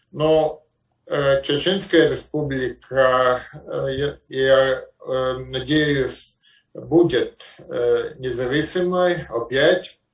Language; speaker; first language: Russian; non-native, fluent; Latvian